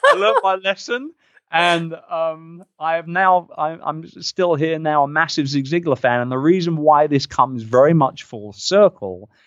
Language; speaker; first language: English; native; English